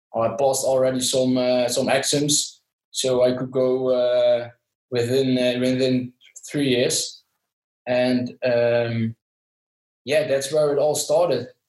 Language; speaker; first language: English; non-native, fluent; Dutch